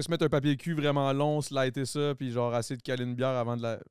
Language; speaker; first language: French; native; French